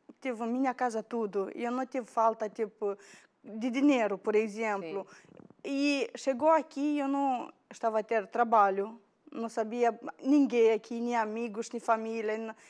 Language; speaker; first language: Portuguese; non-native, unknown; Romanian